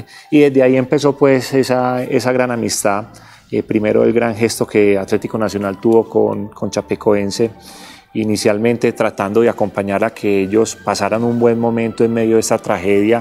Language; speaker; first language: Spanish; native; Spanish